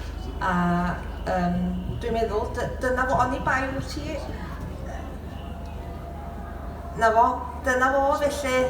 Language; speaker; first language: Welsh; native; Welsh